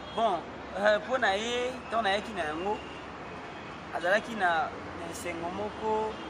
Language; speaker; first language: Lingala; native; Lingala